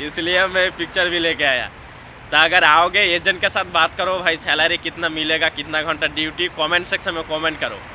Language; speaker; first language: Hindi; non-native, local second language; Bangla